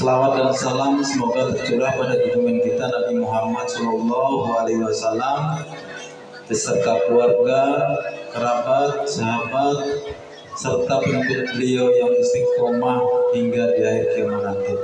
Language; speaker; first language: Indonesian; non-native, local second language; Banjar